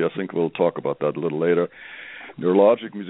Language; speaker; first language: English; non-native, fluent; German